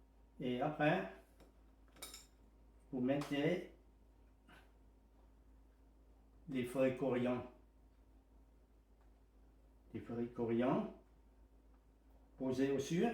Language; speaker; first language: French; non-native, learner; Vietnamese